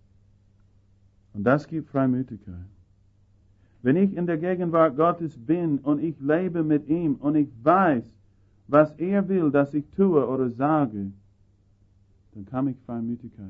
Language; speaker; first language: German; non-native, fluent; English